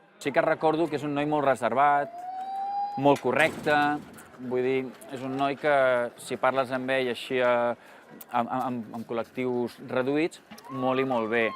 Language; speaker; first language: Catalan; native; Catalan